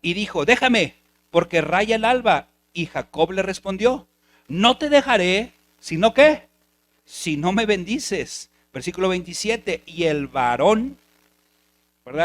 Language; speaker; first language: Spanish; native; Spanish